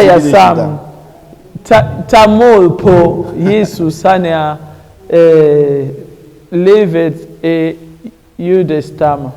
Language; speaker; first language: Danish; non-native, learner; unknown